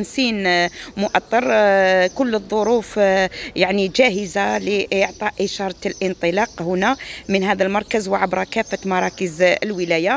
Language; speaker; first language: Arabic; native; Arabic